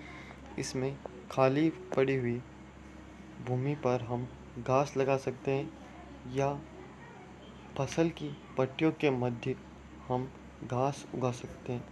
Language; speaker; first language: Hindi; native; Hindi